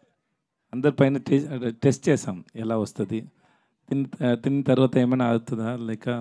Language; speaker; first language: Telugu; non-native, learner; Tamil